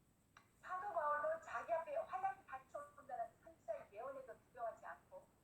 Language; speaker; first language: Korean; native; Korean